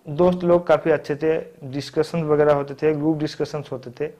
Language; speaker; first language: Hindi; non-native, local second language; Odia